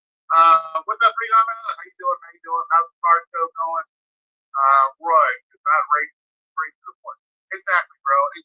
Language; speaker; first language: English; native; English